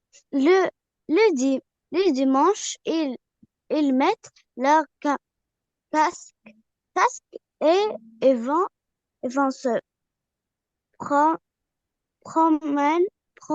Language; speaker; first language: French; non-native, learner; Arabic